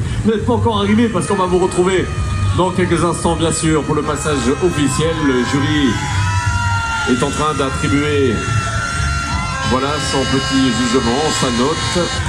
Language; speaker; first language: French; native; French